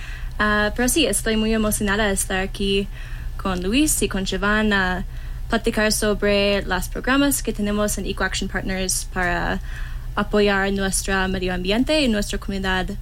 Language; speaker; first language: Spanish; non-native, learner; English